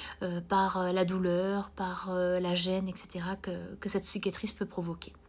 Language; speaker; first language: French; native; French